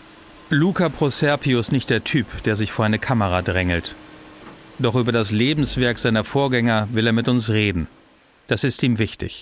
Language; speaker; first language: German; native; German